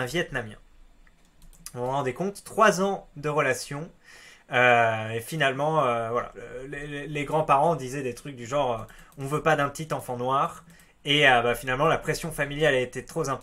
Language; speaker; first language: French; native; French